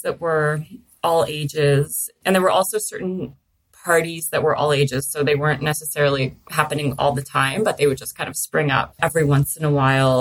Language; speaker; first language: English; native; English